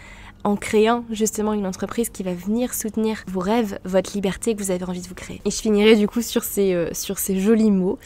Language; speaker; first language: French; native; French